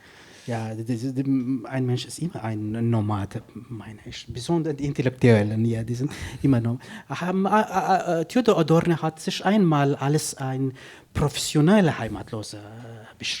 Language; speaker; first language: German; non-native, fluent; Kurdish